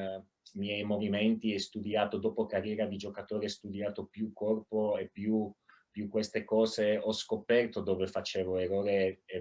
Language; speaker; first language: Italian; non-native, fluent; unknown